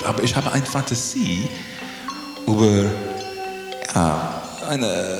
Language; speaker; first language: German; non-native, learner; English